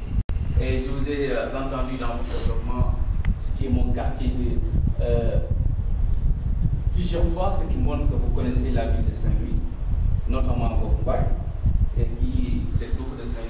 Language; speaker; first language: French; non-native, local second language; Wolof